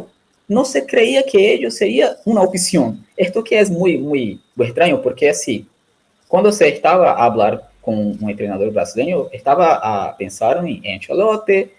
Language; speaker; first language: Spanish; non-native, learner; Portuguese